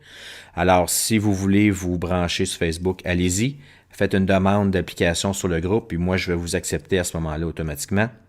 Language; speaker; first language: French; native; French